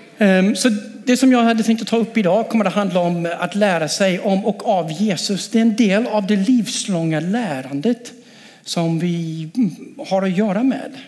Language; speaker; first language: Swedish; non-native, fluent; English